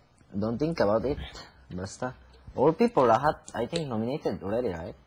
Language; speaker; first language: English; non-native, learner; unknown